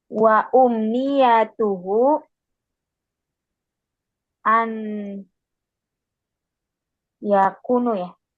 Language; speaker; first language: Arabic; non-native, learner; Indonesian